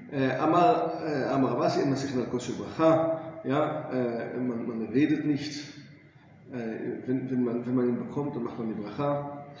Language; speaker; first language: German; non-native, fluent; English